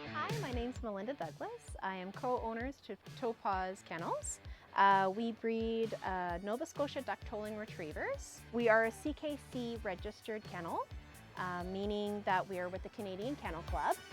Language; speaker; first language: English; native; English